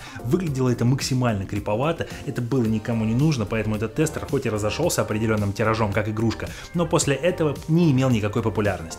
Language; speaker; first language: Russian; native; Russian